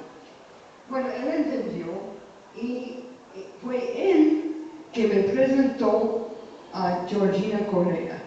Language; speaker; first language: Spanish; non-native, fluent; English